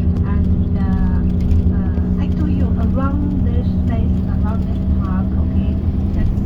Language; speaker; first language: English; non-native, learner; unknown